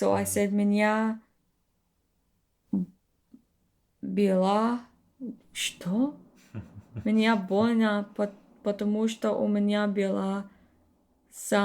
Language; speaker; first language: Russian; non-native, learner; English